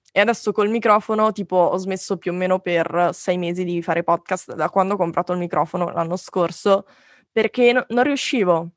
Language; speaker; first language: Italian; native; Italian